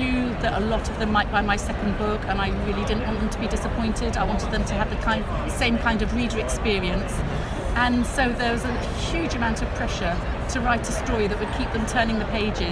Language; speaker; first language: English; native; English